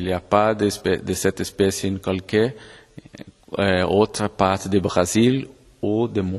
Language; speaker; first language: French; non-native, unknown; Portuguese